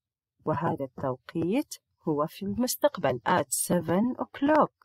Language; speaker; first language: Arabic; native; Arabic